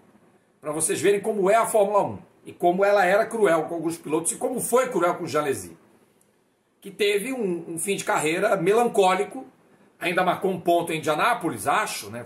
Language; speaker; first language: Portuguese; native; Portuguese